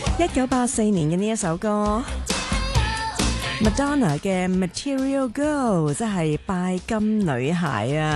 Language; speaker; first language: Cantonese; native; Cantonese